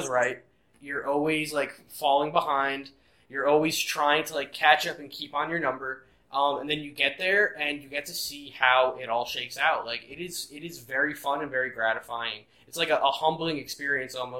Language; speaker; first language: English; native; English